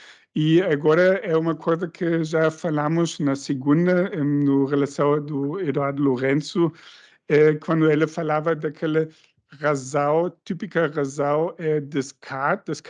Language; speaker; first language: Portuguese; non-native, fluent; German